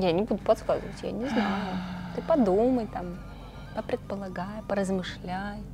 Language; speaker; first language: Russian; native; Russian